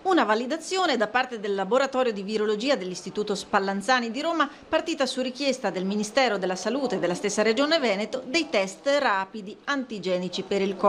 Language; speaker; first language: Italian; native; Italian